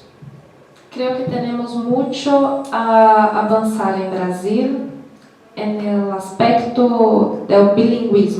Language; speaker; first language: Spanish; non-native, learner; Portuguese